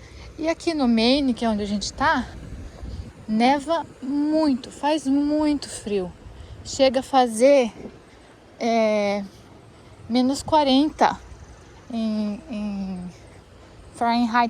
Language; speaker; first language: Portuguese; native; Portuguese